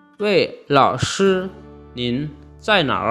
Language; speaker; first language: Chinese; non-native, fluent; Lao